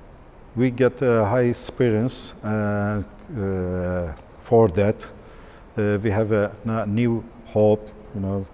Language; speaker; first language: English; non-native, learner; Turkish